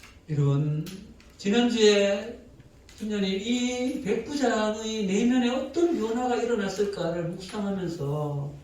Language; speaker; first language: Korean; native; Korean